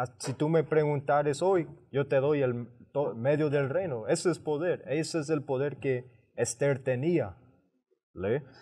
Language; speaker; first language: Spanish; early bilingual, heritage; Spanish